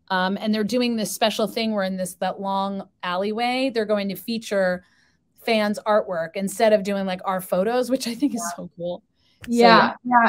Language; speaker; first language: English; native; English